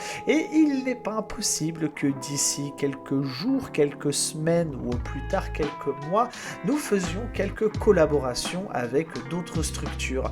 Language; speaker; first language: French; native; French